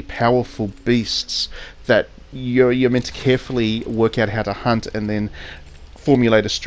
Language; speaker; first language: English; native; English